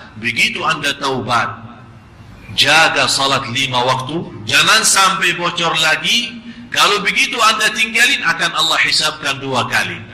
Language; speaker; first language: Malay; non-native, fluent; Arabic